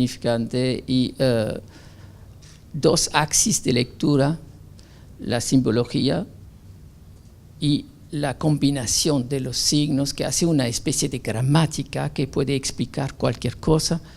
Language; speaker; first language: Spanish; non-native, fluent; French